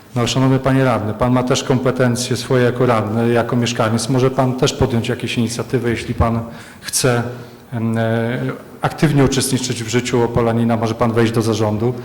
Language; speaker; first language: Polish; native; Polish